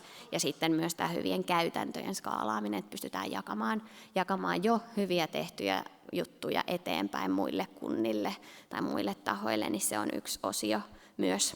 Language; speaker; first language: Finnish; native; Finnish